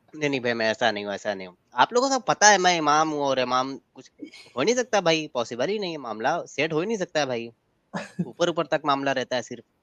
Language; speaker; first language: Hindi; native; Hindi